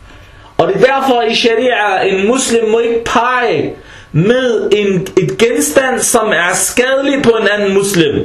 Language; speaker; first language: Danish; non-native, fluent; Arabic